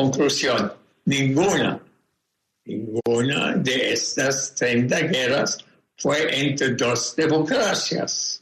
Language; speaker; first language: Spanish; non-native, fluent; German